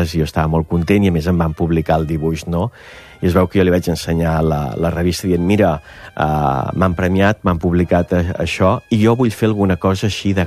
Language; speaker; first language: Catalan; native; Catalan